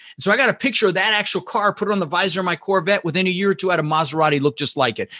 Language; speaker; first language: English; early bilingual, other home language; Dutch